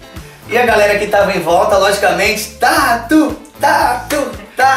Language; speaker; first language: Portuguese; native; Portuguese